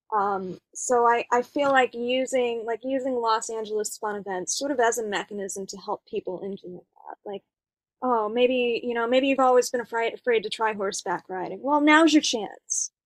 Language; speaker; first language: English; native; English